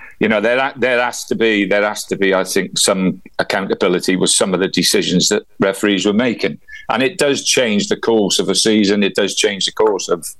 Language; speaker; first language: English; native; English